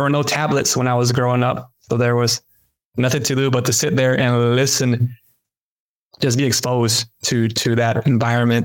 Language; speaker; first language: English; early bilingual, other home language; Spanish